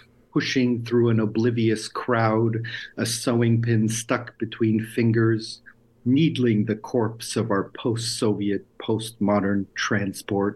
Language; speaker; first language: English; native; English